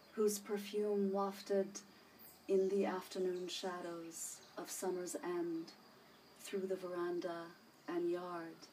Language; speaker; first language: English; early bilingual, other home language; Persian